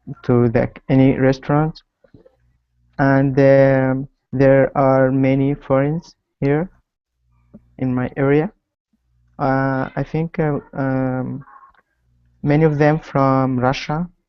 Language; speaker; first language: English; non-native, learner; Arabic